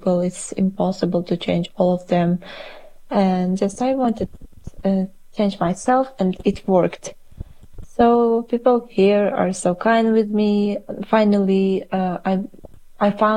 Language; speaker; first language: English; non-native, fluent; Uzbek